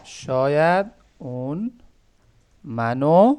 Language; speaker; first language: Persian; non-native, fluent; Urdu